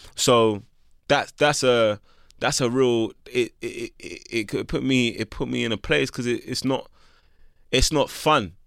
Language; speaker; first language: English; native; English